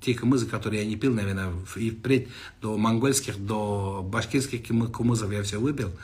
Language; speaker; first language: Russian; non-native, local second language; Kazakh